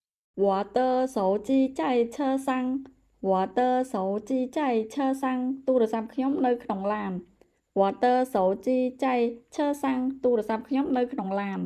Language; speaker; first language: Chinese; non-native, fluent; Khmer